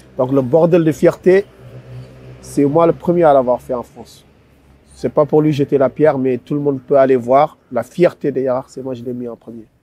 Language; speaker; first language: French; non-native, local second language; Wolof